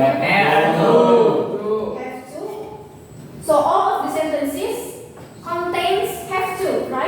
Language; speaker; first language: English; non-native, fluent; Indonesian